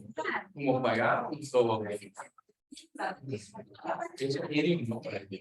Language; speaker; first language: Spanish; non-native, fluent; English